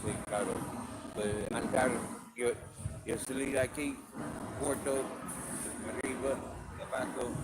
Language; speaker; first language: Spanish; non-native, learner; English